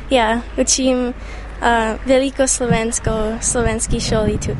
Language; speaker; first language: Slovenian; early bilingual, heritage; English